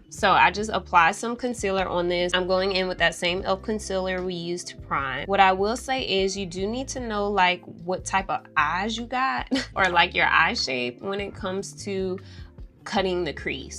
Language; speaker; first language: English; native; English